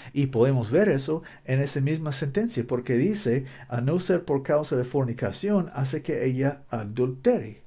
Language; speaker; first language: Spanish; non-native, learner; English